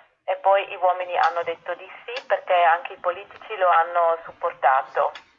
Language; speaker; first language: Italian; non-native, fluent; German